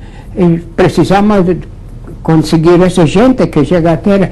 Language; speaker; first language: Portuguese; non-native, fluent; Latvian